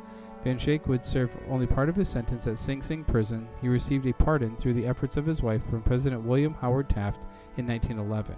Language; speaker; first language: English; native; English